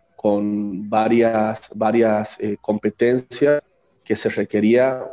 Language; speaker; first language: Spanish; native; Spanish